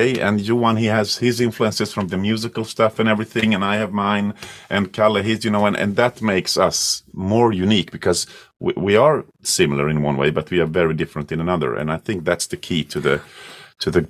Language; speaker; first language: English; non-native, fluent; Swedish